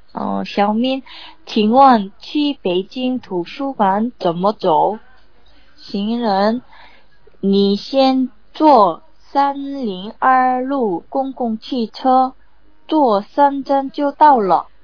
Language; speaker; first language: Chinese; non-native, learner; Korean